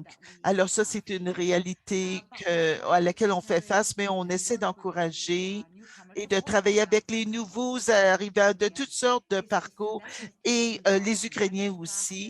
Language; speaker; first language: French; non-native, fluent; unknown